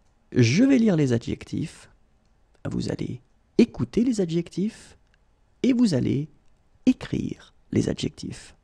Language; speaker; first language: French; native; French